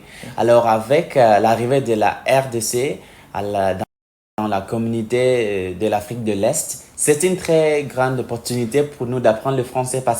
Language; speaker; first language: French; non-native, fluent; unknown